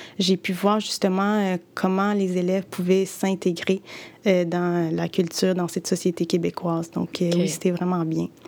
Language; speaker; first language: French; early bilingual, other home language; Spanish